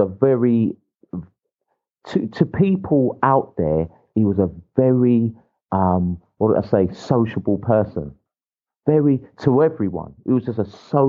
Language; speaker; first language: English; native; English